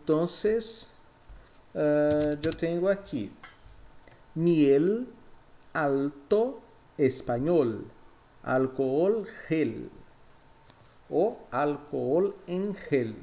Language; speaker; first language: Spanish; non-native, fluent; Portuguese